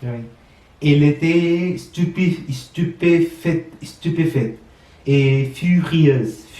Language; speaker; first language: French; non-native, learner; Sinhala